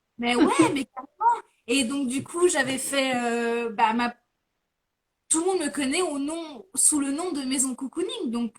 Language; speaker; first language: French; native; French